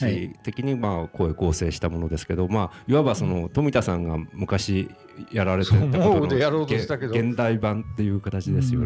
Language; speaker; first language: Japanese; native; Japanese